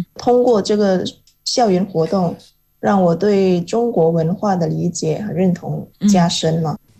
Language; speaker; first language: Chinese; non-native, fluent; Indonesian